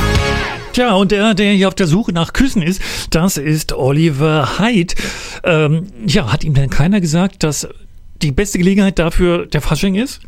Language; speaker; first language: German; native; German